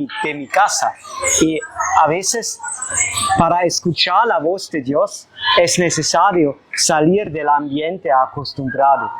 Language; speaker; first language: Spanish; non-native, fluent; German